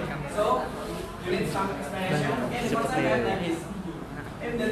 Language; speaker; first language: English; non-native, learner; Indonesian